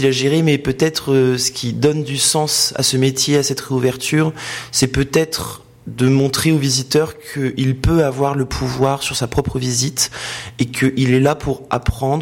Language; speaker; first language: French; native; French